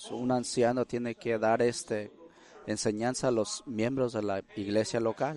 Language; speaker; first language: Spanish; early bilingual, heritage; Spanish